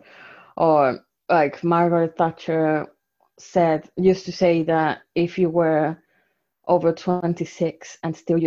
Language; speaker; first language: English; non-native, fluent; Spanish